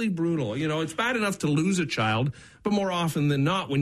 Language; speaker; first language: English; native; English